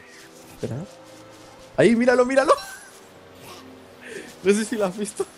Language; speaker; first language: Spanish; native; Spanish